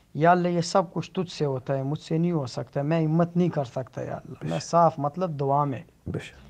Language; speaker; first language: Urdu; native; Urdu